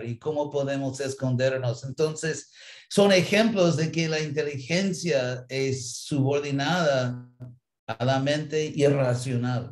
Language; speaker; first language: Spanish; non-native, fluent; English